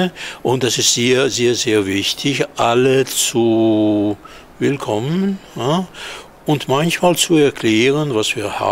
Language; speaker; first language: German; non-native, fluent; Hebrew